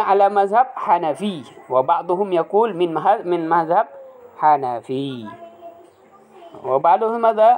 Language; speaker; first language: Arabic; non-native, fluent; Indonesian